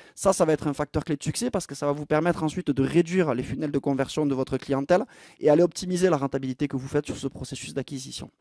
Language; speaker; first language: French; native; French